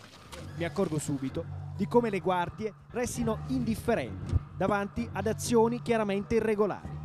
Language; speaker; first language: Italian; native; Italian